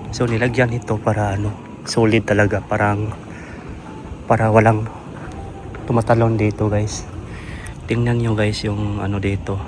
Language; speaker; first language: Filipino; native; Filipino